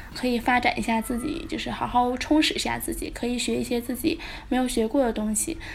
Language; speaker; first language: Chinese; native; Chinese